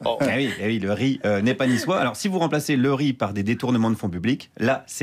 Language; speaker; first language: French; native; French